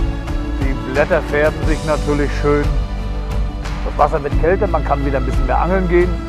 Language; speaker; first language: German; native; German